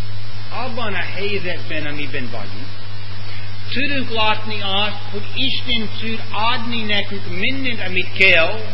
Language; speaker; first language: Hungarian; non-native, fluent; English